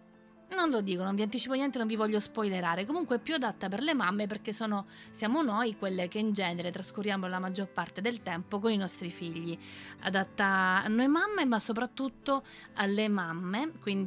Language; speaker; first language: Italian; native; Italian